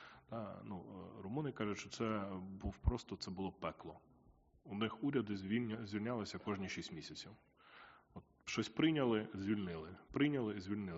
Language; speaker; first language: Ukrainian; native; Ukrainian